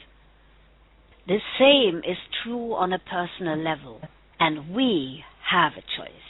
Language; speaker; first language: English; non-native, fluent; German